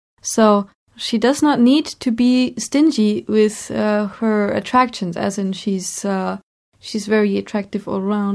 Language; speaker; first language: English; non-native, fluent; German